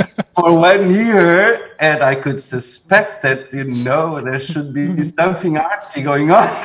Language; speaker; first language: English; non-native, fluent; Portuguese